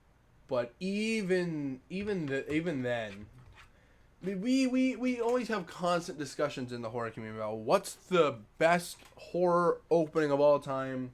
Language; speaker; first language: English; native; English